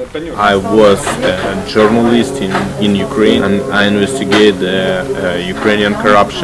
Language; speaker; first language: English; non-native, learner; Ukrainian